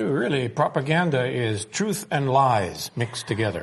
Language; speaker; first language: English; native; English